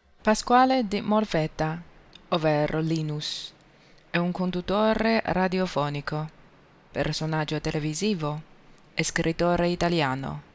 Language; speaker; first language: Italian; non-native, fluent; Chinese